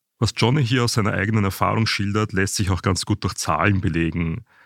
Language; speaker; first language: German; native; German